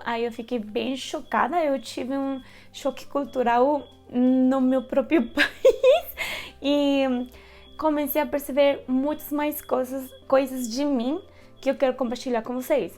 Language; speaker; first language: Portuguese; non-native, fluent; Spanish